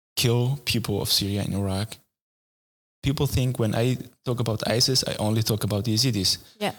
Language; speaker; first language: English; non-native, fluent; Arabic